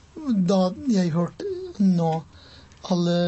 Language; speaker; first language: Norwegian; non-native, learner; Persian